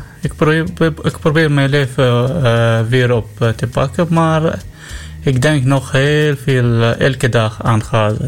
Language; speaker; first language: Dutch; non-native, learner; Arabic